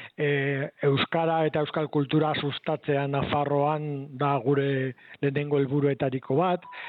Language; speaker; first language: Basque; native; Basque